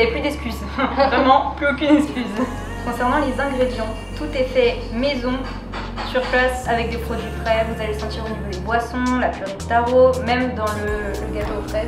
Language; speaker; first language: French; native; French